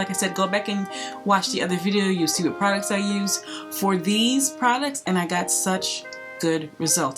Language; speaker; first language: English; native; English